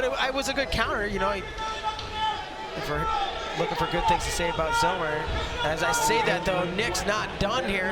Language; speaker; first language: English; native; English